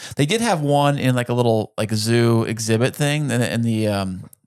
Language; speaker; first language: English; native; English